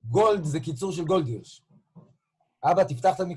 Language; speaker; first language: Hebrew; native; Hebrew